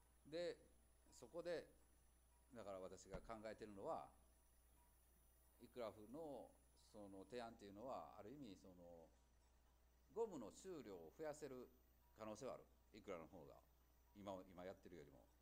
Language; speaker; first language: Japanese; native; Japanese